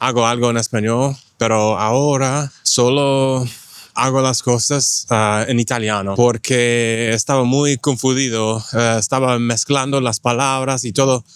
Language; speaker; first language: Spanish; non-native, fluent; English